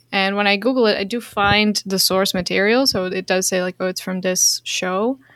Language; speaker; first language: English; non-native, fluent; Dutch